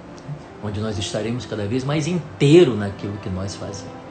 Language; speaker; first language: Portuguese; native; Portuguese